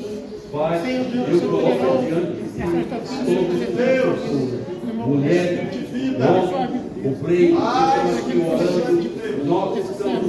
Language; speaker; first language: Portuguese; non-native, fluent; English